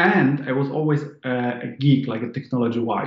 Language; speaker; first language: English; non-native, fluent; Polish